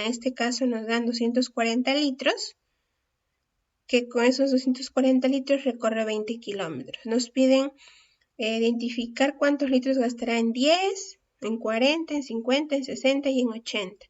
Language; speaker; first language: Spanish; native; Spanish